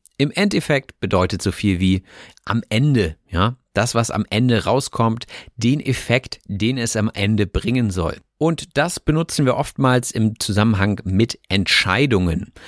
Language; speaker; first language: German; native; German